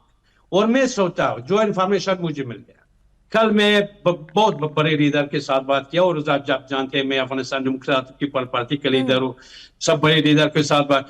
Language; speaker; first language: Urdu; non-native, fluent; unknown